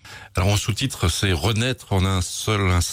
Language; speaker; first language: French; native; French